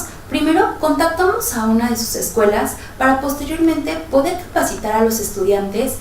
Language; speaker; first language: Spanish; native; Spanish